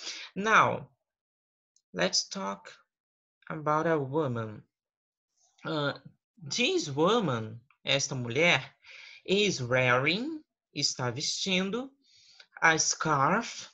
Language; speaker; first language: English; non-native, fluent; Portuguese